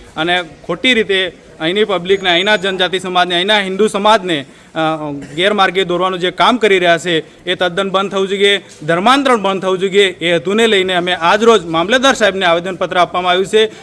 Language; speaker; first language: Gujarati; native; Gujarati